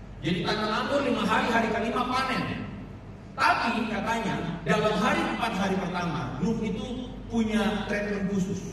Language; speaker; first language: Indonesian; native; Indonesian